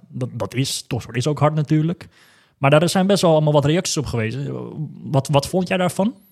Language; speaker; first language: Dutch; native; Dutch